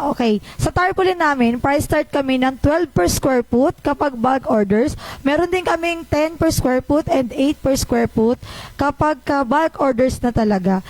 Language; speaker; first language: Filipino; native; Filipino